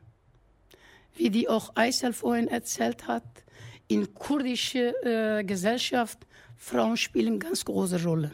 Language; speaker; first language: German; non-native, fluent; Kurdish